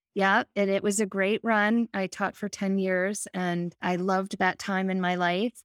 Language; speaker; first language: English; native; English